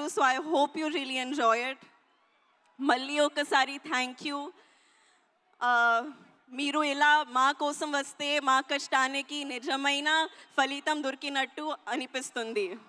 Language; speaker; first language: Telugu; non-native, learner; Hindi